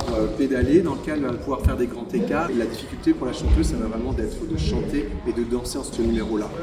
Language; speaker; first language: French; native; French